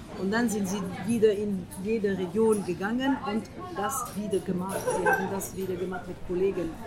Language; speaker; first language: German; non-native, fluent; French